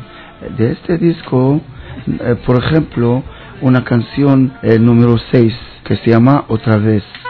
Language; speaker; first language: Spanish; non-native, learner; Hebrew